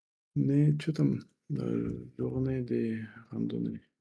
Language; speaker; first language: French; non-native, learner; Russian